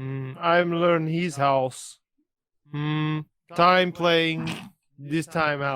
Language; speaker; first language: English; non-native, learner; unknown